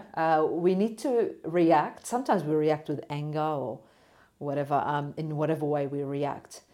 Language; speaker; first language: English; native; English